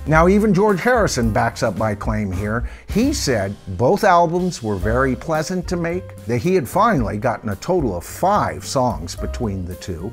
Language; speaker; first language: English; native; English